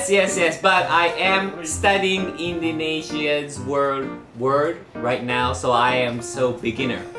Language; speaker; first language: English; non-native, learner; Japanese